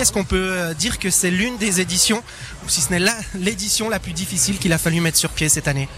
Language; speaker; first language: French; native; French